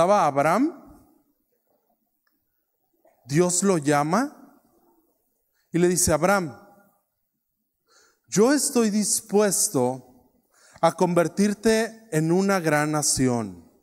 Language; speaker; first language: Spanish; native; Spanish